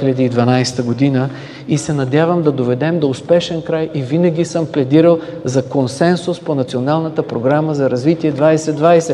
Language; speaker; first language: Bulgarian; native; Bulgarian